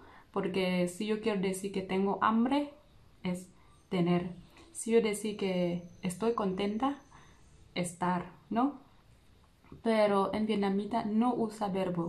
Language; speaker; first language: Spanish; non-native, learner; Vietnamese